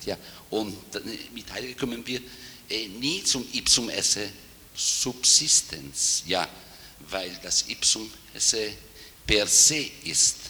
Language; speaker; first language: German; non-native, fluent; Italian